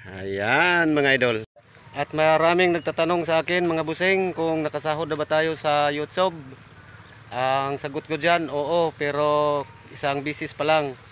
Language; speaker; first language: Filipino; non-native, local second language; Cebuano